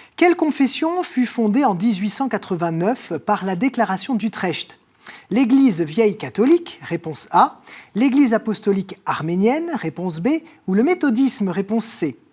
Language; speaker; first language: French; native; French